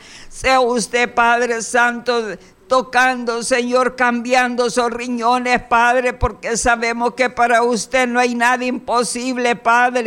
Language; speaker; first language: Spanish; native; Spanish